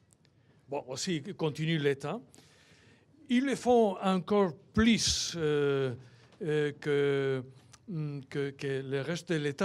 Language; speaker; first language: French; non-native, fluent; Spanish